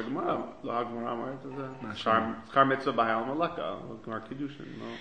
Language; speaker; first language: Hebrew; non-native, fluent; English